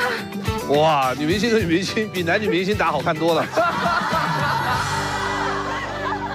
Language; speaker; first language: Chinese; native; Chinese